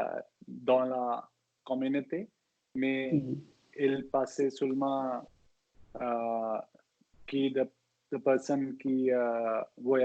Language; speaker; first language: French; non-native, learner; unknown